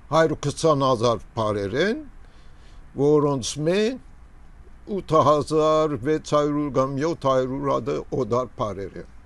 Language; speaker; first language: Armenian; early bilingual, heritage; Armenian